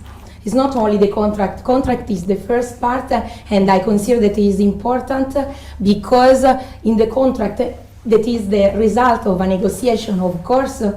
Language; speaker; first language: English; non-native, fluent; Italian